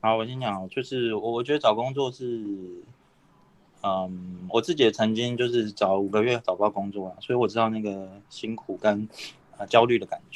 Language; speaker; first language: Chinese; native; Chinese